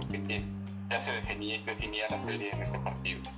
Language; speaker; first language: Spanish; native; Spanish